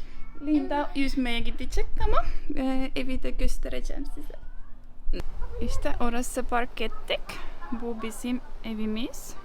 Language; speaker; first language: Turkish; non-native, learner; Estonian